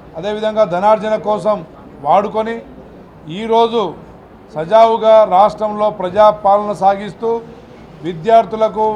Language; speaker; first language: Telugu; non-native, local second language; Lambadi